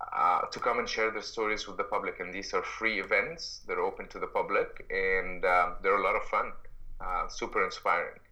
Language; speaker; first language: English; non-native, fluent; Arabic